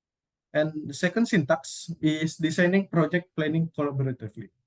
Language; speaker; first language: English; non-native, learner; Indonesian